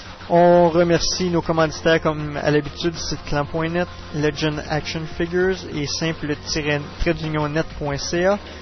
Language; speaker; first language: French; native; French